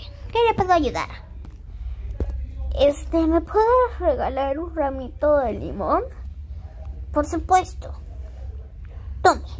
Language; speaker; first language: Spanish; native; Spanish